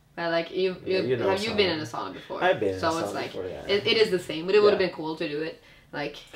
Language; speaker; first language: English; non-native, fluent; Finnish